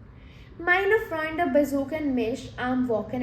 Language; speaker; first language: German; non-native, fluent; Hindi